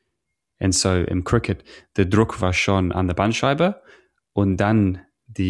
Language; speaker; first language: German; non-native, learner; English